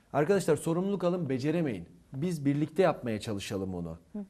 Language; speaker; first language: Turkish; non-native, local second language; Kurdish